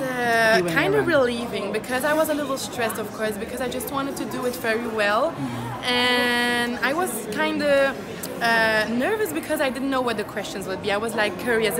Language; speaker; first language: English; non-native, fluent; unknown